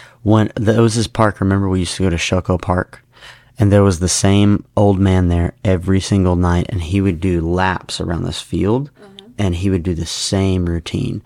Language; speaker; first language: English; native; English